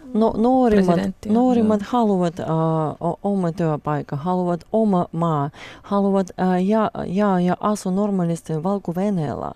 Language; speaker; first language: Finnish; non-native, learner; Russian